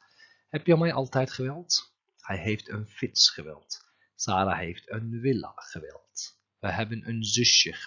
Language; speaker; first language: Dutch; non-native, fluent; Turkish